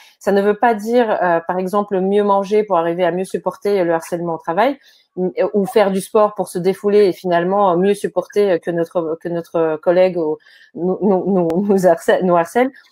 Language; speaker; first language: French; non-native, fluent; Ukrainian